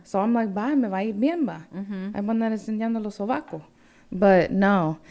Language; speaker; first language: Spanish; early bilingual, heritage; Spanish